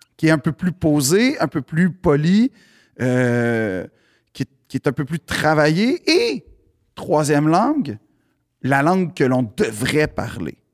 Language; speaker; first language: French; native; French